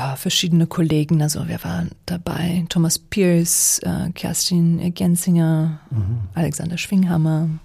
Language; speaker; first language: German; non-native, fluent; English